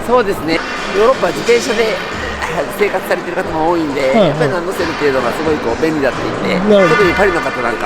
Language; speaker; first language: Japanese; native; Japanese